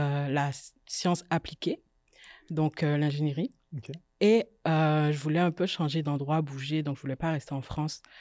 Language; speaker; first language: French; native; French